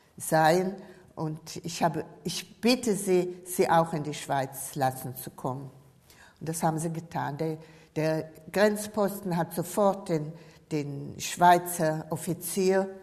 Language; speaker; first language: German; native; German